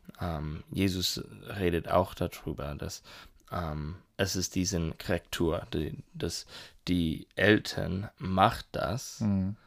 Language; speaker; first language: German; non-native, learner; English